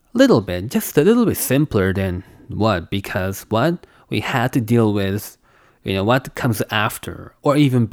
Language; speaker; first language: English; non-native, fluent; Japanese